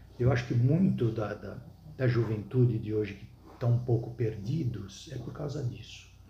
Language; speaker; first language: Portuguese; early bilingual, other home language; Arabic